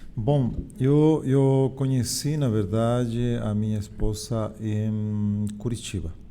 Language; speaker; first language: Portuguese; non-native, fluent; Spanish